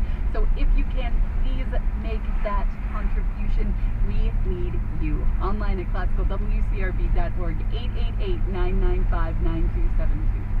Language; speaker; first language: English; native; English